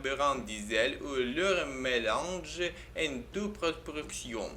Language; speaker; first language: French; non-native, learner; Ukrainian